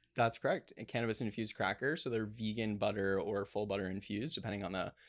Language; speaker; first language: English; native; English